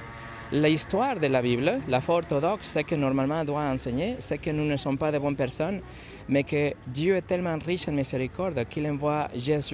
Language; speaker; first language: French; non-native, fluent; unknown